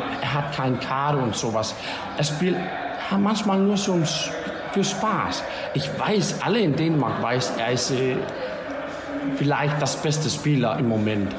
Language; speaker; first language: German; non-native, learner; Danish